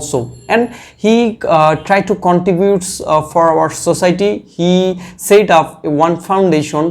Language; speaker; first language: English; non-native, learner; Bangla